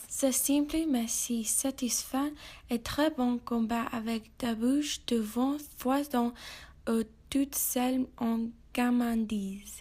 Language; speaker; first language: French; non-native, learner; English